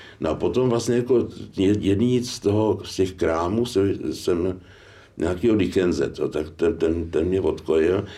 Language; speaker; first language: Czech; native; Czech